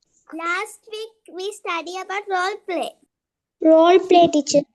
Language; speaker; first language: English; non-native, learner; Tamil